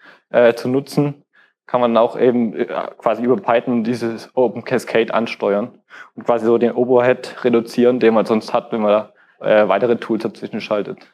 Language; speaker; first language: German; native; German